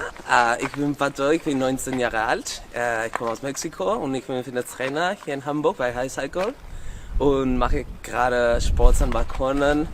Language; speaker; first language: German; non-native, learner; Spanish